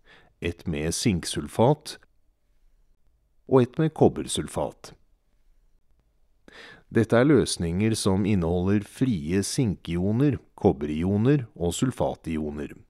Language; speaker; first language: Norwegian; native; Norwegian